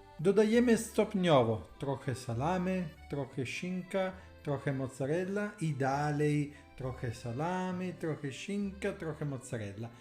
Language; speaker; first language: Polish; non-native, learner; Italian